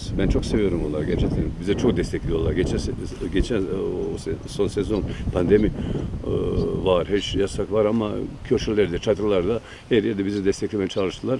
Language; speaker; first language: Turkish; non-native, fluent; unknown